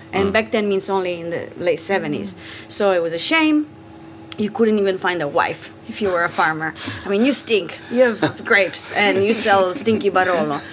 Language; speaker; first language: English; non-native, fluent; Italian